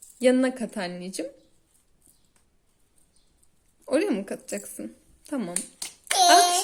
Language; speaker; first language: Turkish; native; Turkish